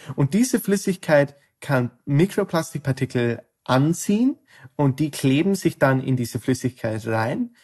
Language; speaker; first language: German; non-native, fluent; English